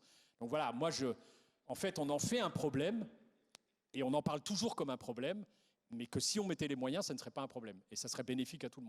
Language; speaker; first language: French; native; French